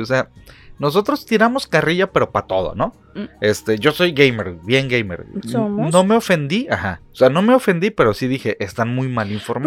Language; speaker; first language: Spanish; native; Spanish